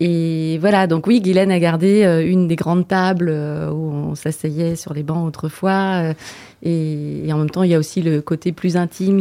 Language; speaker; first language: French; native; French